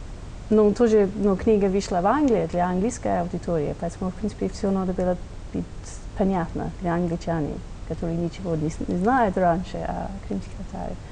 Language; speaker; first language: Russian; non-native, fluent; English